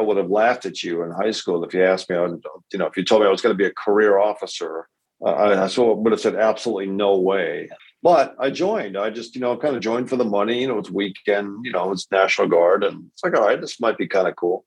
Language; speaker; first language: English; native; English